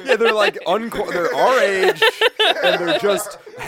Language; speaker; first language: English; native; English